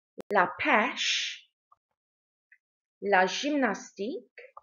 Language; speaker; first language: French; non-native, fluent; English